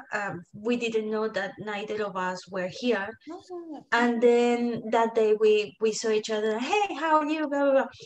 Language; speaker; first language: English; non-native, fluent; Spanish